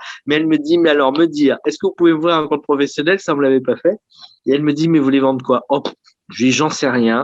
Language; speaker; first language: French; native; French